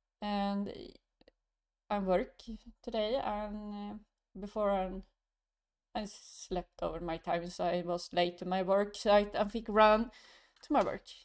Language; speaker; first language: English; non-native, learner; Swedish